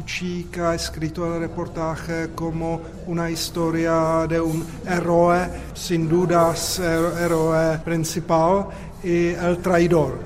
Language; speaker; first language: Spanish; non-native, fluent; Czech